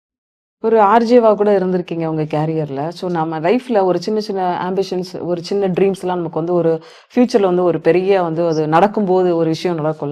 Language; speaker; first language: Tamil; native; Tamil